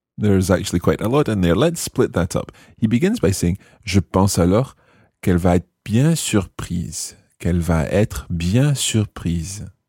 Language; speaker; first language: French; non-native, fluent; English